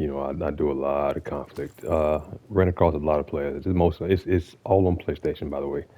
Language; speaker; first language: English; native; English